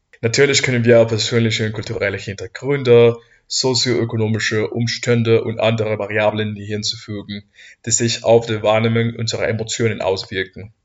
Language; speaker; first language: German; non-native, fluent; Spanish